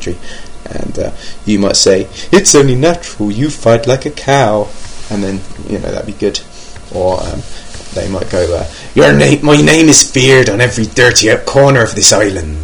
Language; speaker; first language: English; native; English